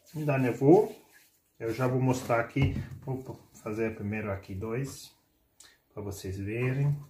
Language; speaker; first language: Portuguese; non-native, fluent; German